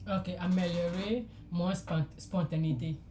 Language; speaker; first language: French; non-native, learner; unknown